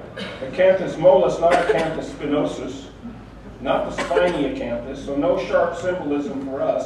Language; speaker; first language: English; native; English